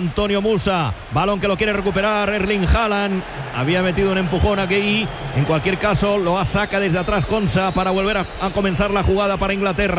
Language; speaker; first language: Spanish; native; Spanish